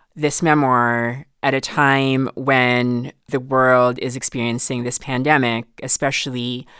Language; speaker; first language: English; non-native, local second language; Filipino